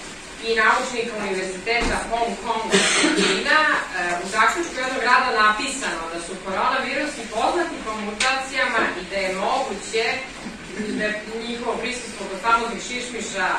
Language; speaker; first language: Serbian; native; Serbian